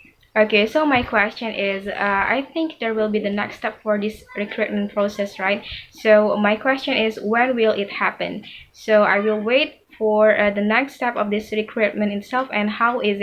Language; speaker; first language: English; non-native, fluent; Indonesian